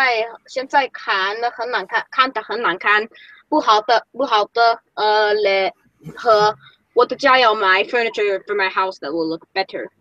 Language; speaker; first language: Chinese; non-native, learner; English